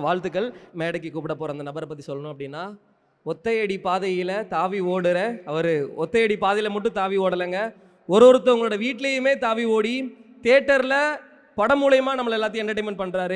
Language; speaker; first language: Tamil; native; Tamil